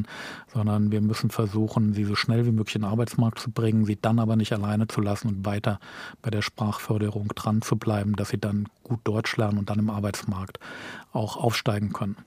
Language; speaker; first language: German; native; German